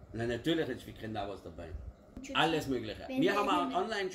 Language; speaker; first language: German; native; German